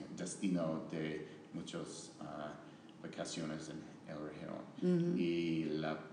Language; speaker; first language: Spanish; non-native, learner; English